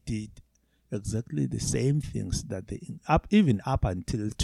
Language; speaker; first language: English; non-native, local second language; Zulu